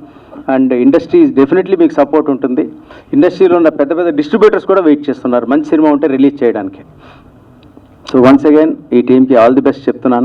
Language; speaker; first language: Telugu; native; Telugu